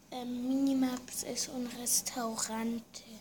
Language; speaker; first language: Spanish; early bilingual, heritage; Spanish